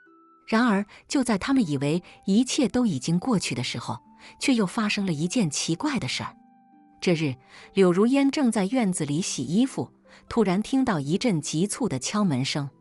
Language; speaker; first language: Chinese; native; Chinese